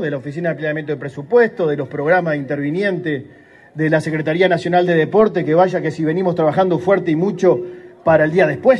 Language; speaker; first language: Spanish; native; Spanish